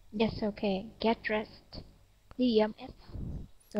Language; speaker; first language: English; non-native, fluent; Vietnamese